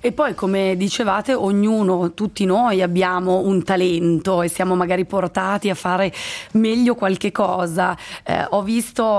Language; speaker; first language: Italian; native; Italian